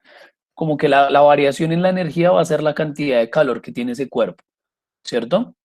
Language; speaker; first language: Spanish; native; Spanish